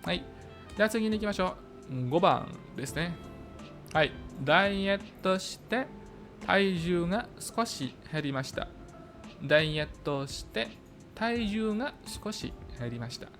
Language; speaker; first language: Japanese; non-native, fluent; Indonesian